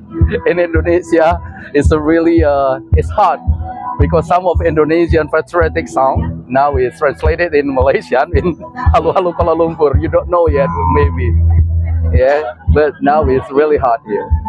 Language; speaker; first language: English; non-native, fluent; Indonesian